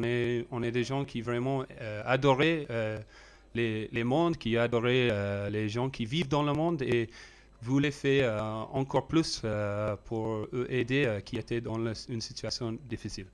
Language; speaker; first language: French; non-native, learner; English